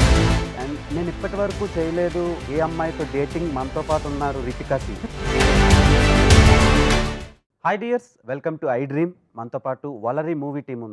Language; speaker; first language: Telugu; native; Telugu